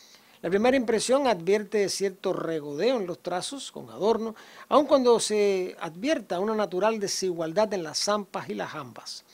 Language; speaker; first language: Spanish; native; Spanish